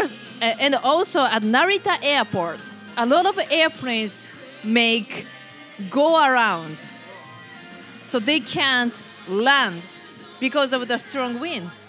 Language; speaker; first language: English; non-native, fluent; Japanese